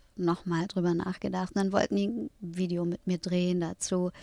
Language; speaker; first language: German; native; German